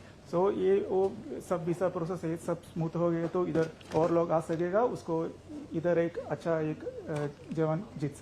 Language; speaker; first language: Hindi; non-native, local second language; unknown